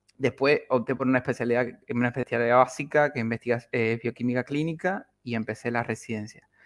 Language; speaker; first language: Spanish; native; Spanish